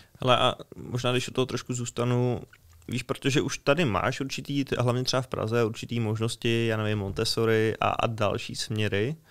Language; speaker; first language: Czech; native; Czech